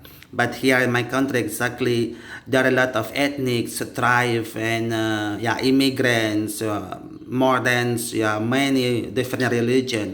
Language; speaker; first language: English; non-native, learner; Indonesian